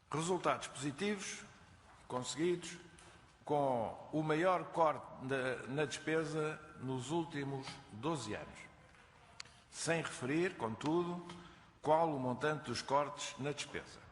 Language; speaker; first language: Portuguese; native; Portuguese